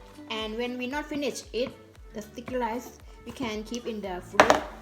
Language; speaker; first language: English; non-native, learner; Thai